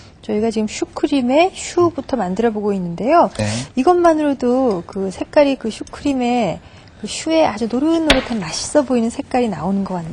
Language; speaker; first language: Korean; native; Korean